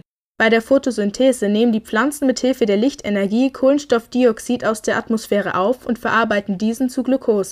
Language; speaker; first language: German; native; German